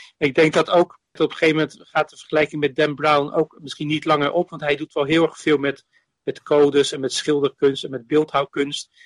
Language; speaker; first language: Dutch; native; Dutch